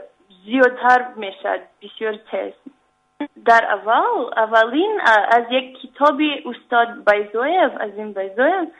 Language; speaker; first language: Persian; non-native, learner; English